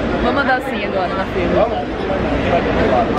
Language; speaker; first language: Portuguese; native; Portuguese